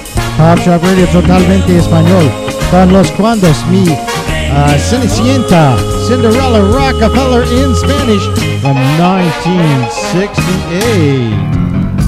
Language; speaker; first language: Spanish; non-native, learner; English